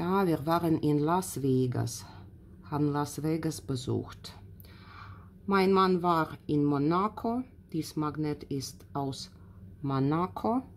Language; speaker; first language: German; non-native, fluent; Russian